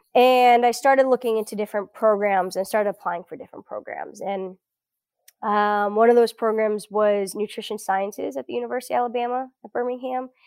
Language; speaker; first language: English; early bilingual, other home language; Portuguese